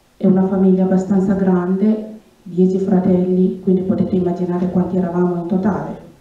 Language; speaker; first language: Italian; non-native, fluent; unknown